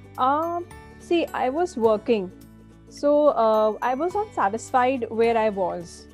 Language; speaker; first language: English; non-native, local second language; Hindi